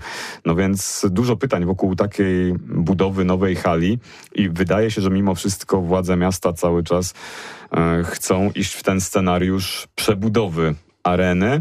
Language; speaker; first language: Polish; native; Polish